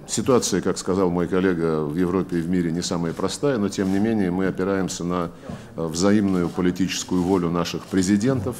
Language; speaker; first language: Russian; native; Russian